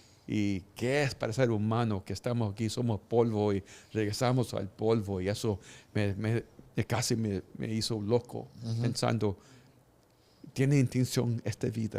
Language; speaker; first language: Spanish; early bilingual, heritage; Spanish